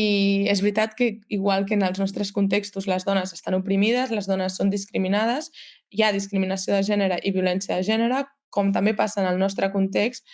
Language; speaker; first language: Catalan; native; Catalan